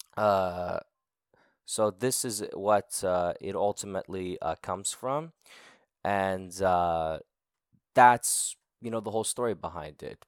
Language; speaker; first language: English; native; English